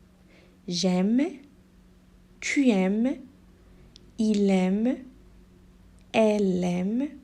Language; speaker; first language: French; non-native, local second language; Arabic